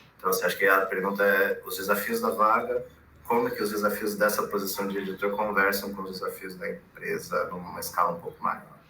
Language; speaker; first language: Portuguese; native; Portuguese